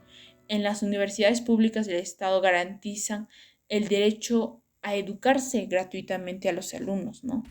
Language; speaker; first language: Spanish; native; Spanish